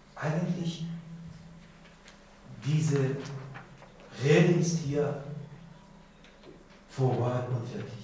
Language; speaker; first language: German; non-native, learner; Persian